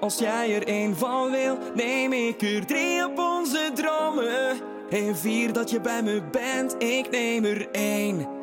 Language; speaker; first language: Dutch; native; Dutch